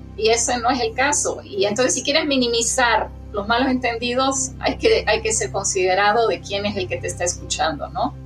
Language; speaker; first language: Spanish; early bilingual, heritage; Spanish